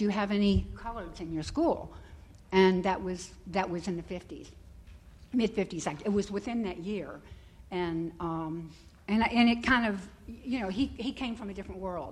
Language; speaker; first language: English; native; English